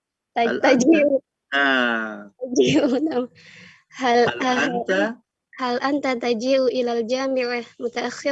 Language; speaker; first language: Arabic; non-native, learner; Indonesian